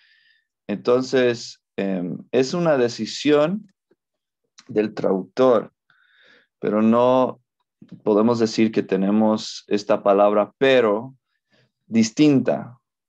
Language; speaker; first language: Spanish; non-native, fluent; English